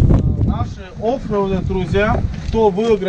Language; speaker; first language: Russian; non-native, learner; Estonian